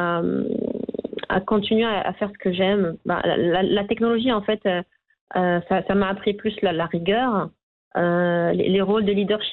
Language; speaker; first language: French; non-native, local second language; Arabic